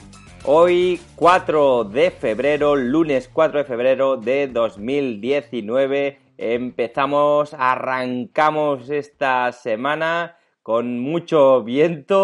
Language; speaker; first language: Spanish; native; Spanish